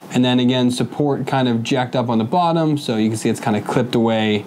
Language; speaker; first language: English; native; English